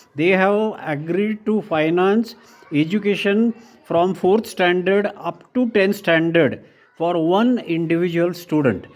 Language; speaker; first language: English; non-native, local second language; Marathi